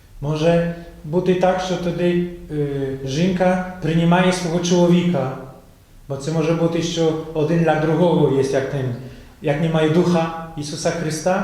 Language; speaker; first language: Ukrainian; non-native, fluent; Polish